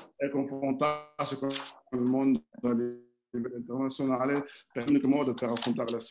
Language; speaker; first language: Italian; non-native, fluent; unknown